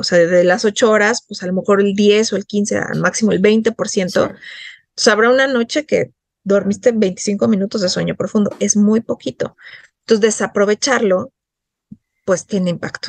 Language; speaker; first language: Spanish; native; Spanish